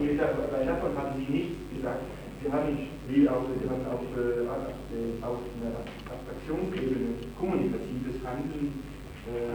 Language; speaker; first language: German; non-native, fluent; Italian